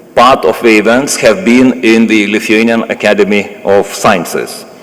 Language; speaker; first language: English; non-native, fluent; Lithuanian